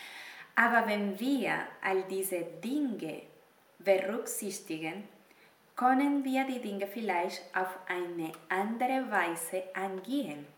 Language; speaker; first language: German; non-native, fluent; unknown